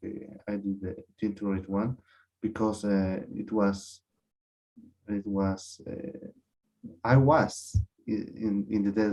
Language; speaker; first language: English; non-native, learner; Spanish